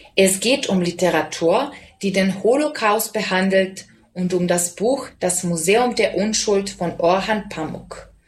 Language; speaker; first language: German; non-native, fluent; Serbian